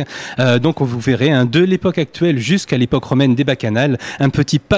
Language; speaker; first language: French; native; French